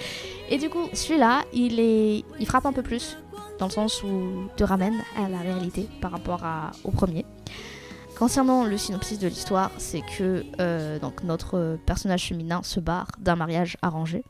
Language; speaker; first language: French; native; French